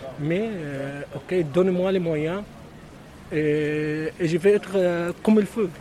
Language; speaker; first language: French; non-native, learner; Arabic